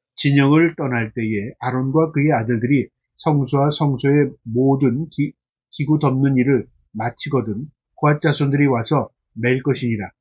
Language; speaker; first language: Korean; native; Korean